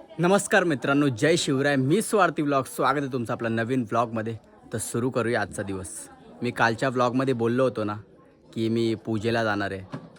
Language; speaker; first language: Marathi; native; Marathi